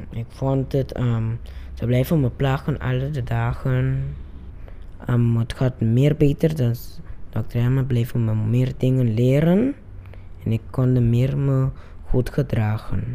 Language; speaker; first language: Dutch; non-native, local second language; Papiamento